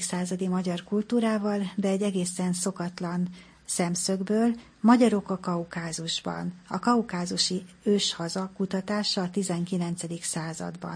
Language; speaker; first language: Hungarian; native; Hungarian